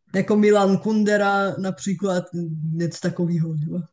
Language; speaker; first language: Czech; non-native, fluent; Bulgarian